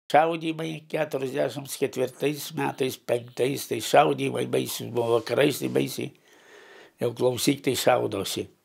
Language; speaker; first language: Lithuanian; native; Lithuanian